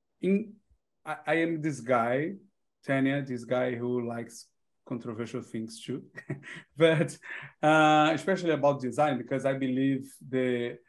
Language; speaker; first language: English; non-native, learner; Portuguese